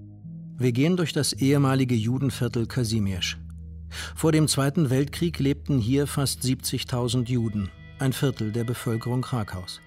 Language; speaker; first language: German; native; German